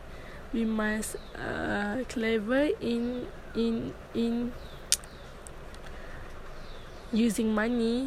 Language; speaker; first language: English; non-native, learner; Malay